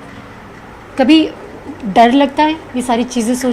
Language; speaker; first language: Hindi; native; Hindi